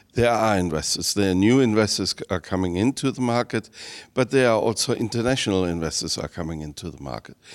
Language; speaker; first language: English; non-native, fluent; German